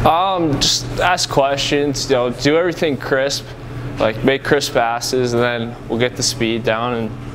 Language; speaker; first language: English; native; English